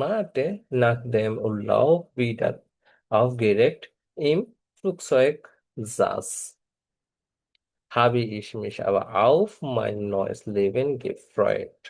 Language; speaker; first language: German; non-native, fluent; Bangla